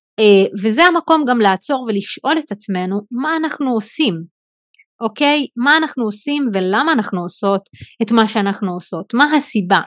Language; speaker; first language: Hebrew; non-native, local second language; Arabic